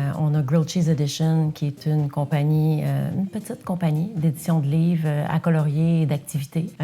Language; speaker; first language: French; non-native, local second language; English